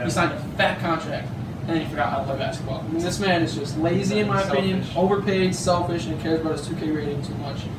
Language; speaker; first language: English; native; English